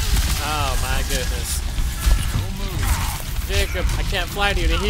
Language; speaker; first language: English; native; English